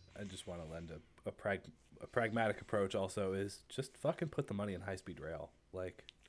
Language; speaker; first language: English; native; English